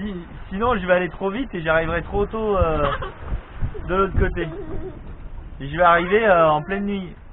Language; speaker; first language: French; native; French